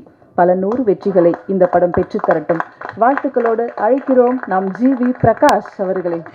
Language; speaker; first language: Tamil; native; Tamil